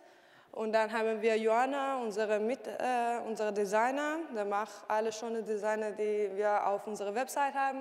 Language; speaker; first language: German; non-native, learner; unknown